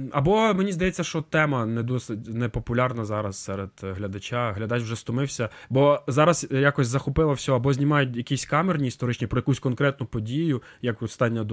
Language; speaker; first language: Ukrainian; native; Ukrainian